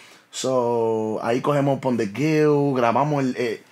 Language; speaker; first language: Spanish; early bilingual, heritage; Spanish